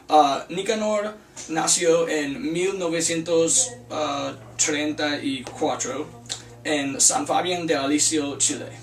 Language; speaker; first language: Spanish; non-native, learner; English